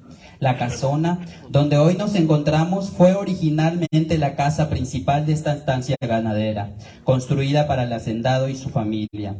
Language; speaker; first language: Spanish; native; Spanish